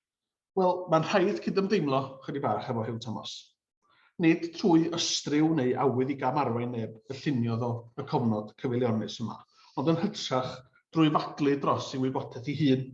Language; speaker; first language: Welsh; native; Welsh